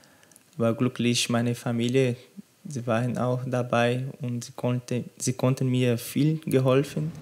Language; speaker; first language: German; non-native, learner; Portuguese